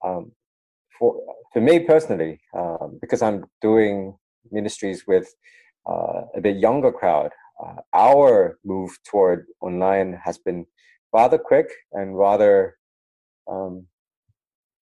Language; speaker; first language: English; native; English